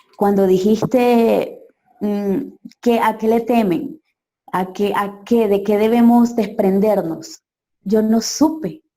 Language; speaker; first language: Spanish; native; Spanish